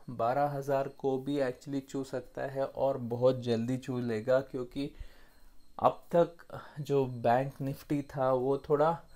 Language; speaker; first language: Hindi; non-native, local second language; Kannada